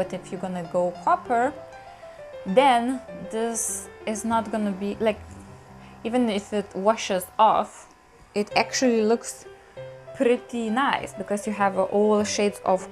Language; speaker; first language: English; non-native, fluent; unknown